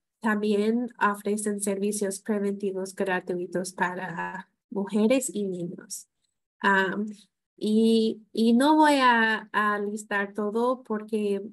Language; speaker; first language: Spanish; non-native, fluent; English